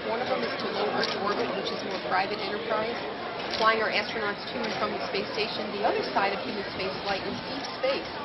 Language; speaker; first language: English; native; English